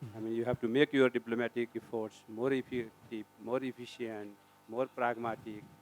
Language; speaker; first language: English; non-native, local second language; Nepali